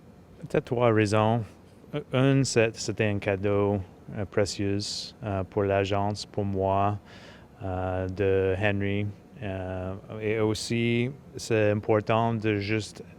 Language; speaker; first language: French; non-native, local second language; English